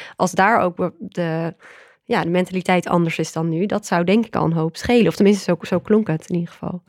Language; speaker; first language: Dutch; native; Dutch